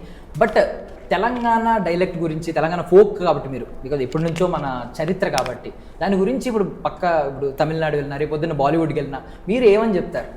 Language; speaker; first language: Telugu; native; Telugu